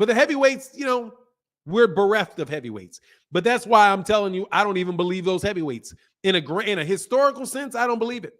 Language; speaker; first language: English; native; English